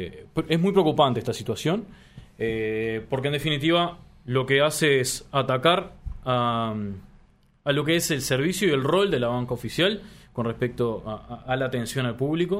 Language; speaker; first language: Spanish; native; Spanish